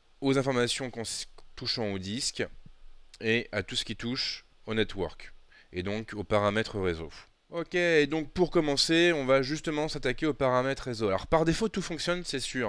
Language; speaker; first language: French; native; French